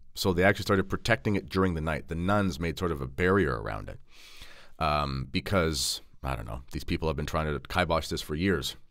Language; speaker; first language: English; native; English